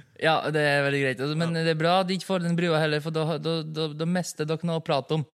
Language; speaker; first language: Norwegian; non-native, fluent; Polish